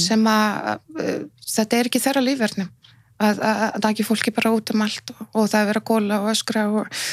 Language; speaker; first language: Icelandic; non-native, fluent; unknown